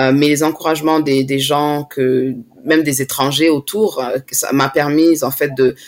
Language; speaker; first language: French; native; French